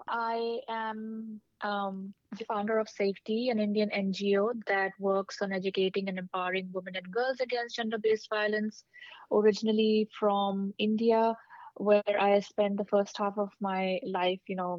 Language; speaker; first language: English; non-native, local second language; Hindi